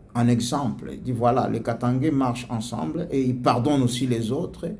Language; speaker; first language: French; non-native, local second language; Swahili